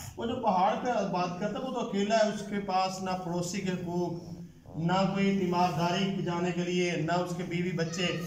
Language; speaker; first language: Urdu; non-native, local second language; Punjabi